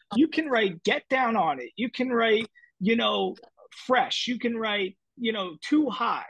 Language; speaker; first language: English; native; English